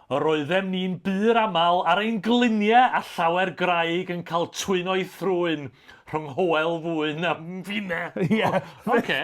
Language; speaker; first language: Welsh; native; Welsh